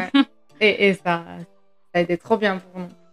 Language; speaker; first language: French; non-native, fluent; Spanish